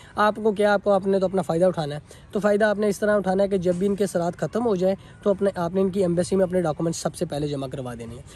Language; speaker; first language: Urdu; non-native, local second language; Punjabi